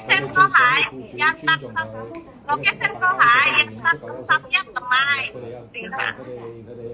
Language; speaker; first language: Cantonese; non-native, learner; Indonesian